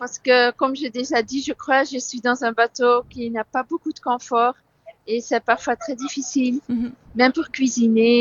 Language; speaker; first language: French; non-native, fluent; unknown